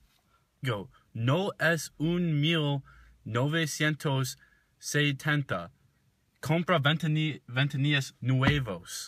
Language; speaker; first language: Spanish; non-native, learner; English